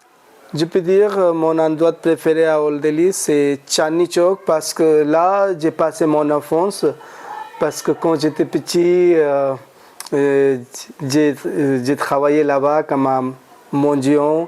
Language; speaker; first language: French; non-native, learner; Hindi